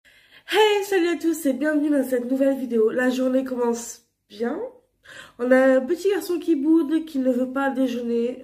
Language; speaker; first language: French; native; French